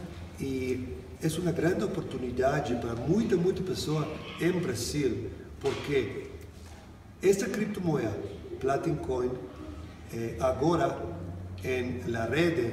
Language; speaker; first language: Spanish; non-native, fluent; German